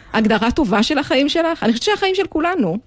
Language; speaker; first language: Hebrew; native; Hebrew